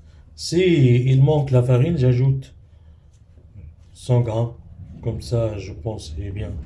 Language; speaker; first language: French; non-native, learner; Arabic